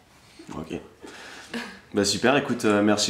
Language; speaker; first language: French; native; French